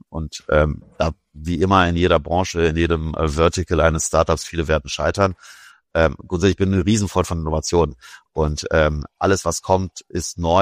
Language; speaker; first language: German; native; German